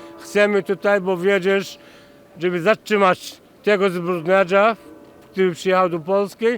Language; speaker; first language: Polish; non-native, fluent; Arabic